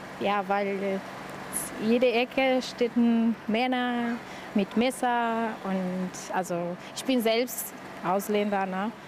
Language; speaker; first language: German; non-native, learner; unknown